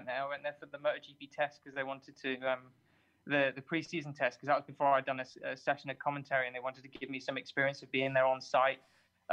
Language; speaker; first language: English; native; English